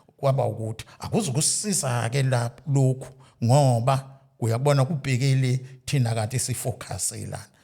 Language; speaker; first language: Zulu; native; Zulu